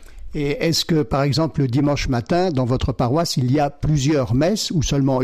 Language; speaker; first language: French; native; French